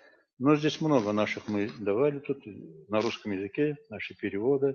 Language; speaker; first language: Russian; non-native, local second language; Bashkir